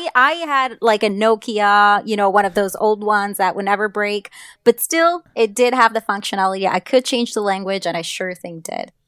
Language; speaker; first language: English; non-native, fluent; Italian